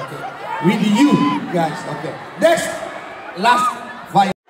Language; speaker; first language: English; non-native, learner; Korean